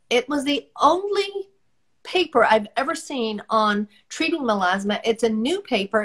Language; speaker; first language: English; native; English